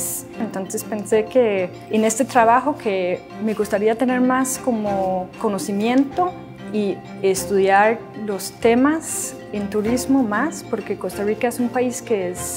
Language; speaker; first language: Spanish; non-native, fluent; Danish